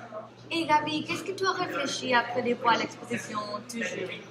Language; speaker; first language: French; non-native, learner; Spanish